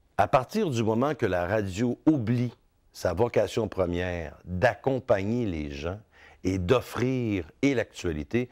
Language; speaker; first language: French; native; French